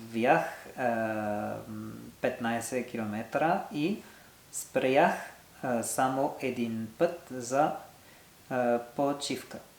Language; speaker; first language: Bulgarian; non-native, learner; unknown